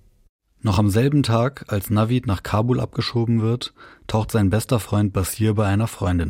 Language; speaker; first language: German; native; German